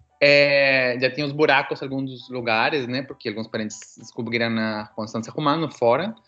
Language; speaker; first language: Portuguese; non-native, fluent; Spanish